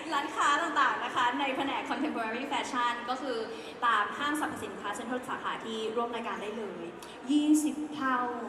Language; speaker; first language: Thai; native; Thai